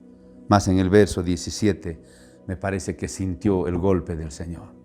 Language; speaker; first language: Spanish; native; Spanish